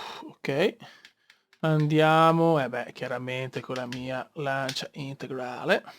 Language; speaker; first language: Italian; native; Italian